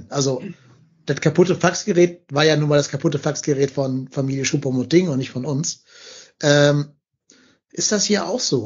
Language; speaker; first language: German; native; German